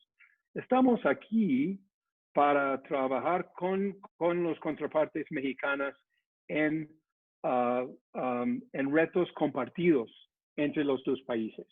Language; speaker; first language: Spanish; non-native, fluent; English